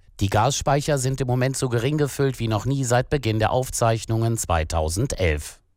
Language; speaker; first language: German; native; German